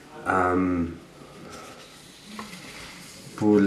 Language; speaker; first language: French; non-native, learner; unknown